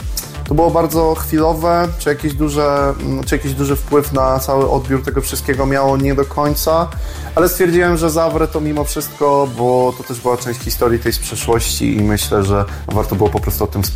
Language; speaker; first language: Polish; native; Polish